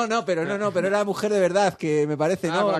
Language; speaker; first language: Spanish; native; Spanish